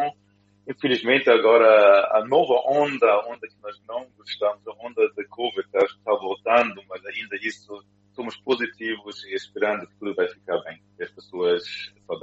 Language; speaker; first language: Portuguese; non-native, fluent; German